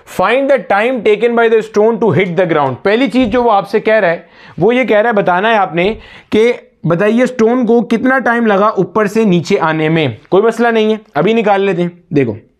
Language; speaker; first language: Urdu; native; Urdu